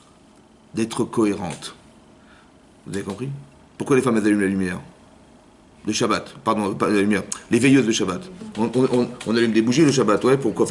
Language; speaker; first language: French; native; French